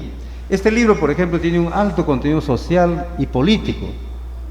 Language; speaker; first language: Spanish; native; Spanish